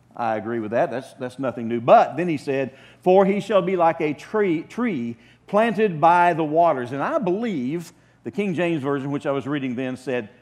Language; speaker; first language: English; native; English